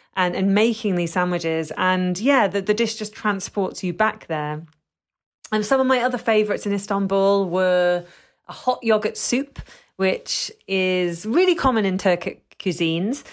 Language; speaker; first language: English; native; English